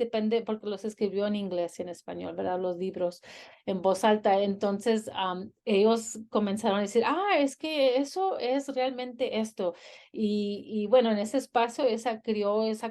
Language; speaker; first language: Spanish; early bilingual, heritage; Spanish